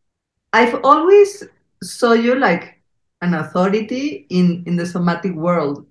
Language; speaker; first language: English; non-native, fluent; Spanish